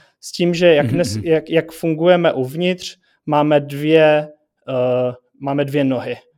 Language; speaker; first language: Czech; native; Czech